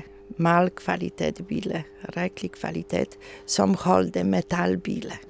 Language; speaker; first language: Danish; non-native, learner; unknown